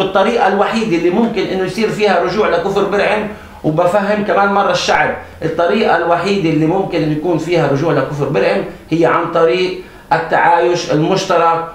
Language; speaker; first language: Arabic; native; Arabic